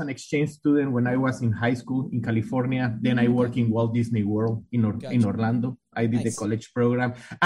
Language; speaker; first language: English; non-native, fluent; Spanish